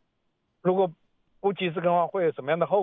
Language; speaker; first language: Chinese; native; Chinese